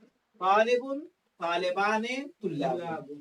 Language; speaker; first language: Arabic; non-native, fluent; Urdu